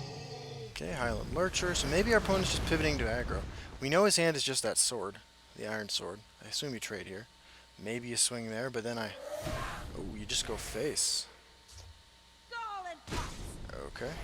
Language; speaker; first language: English; native; English